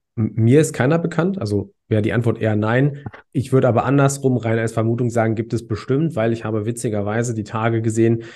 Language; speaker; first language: German; native; German